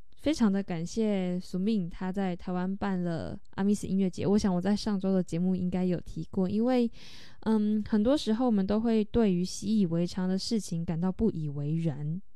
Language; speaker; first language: Chinese; native; Chinese